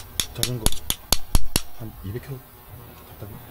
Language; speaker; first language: Korean; native; Korean